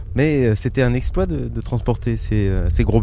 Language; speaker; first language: French; native; French